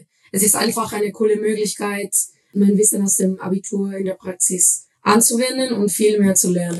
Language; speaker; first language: German; non-native, fluent; Spanish